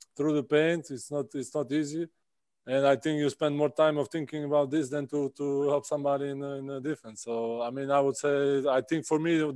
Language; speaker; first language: English; non-native, fluent; Czech